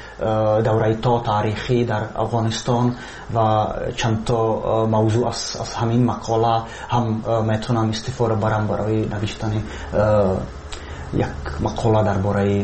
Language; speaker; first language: Persian; non-native, fluent; Czech